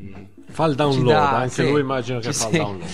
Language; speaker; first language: Italian; native; Italian